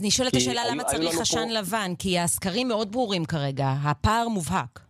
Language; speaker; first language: Hebrew; native; Hebrew